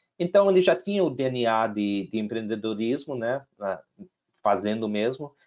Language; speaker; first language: Portuguese; non-native, fluent; English